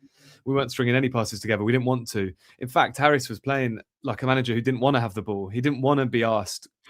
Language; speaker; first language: English; native; English